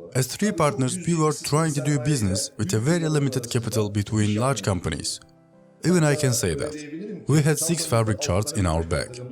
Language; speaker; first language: English; non-native, fluent; Turkish